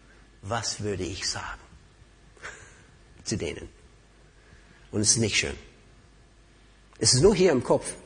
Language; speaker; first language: German; non-native, fluent; English